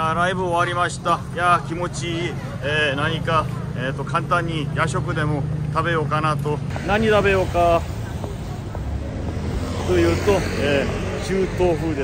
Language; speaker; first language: Japanese; non-native, fluent; Korean